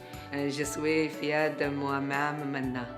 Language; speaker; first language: French; non-native, learner; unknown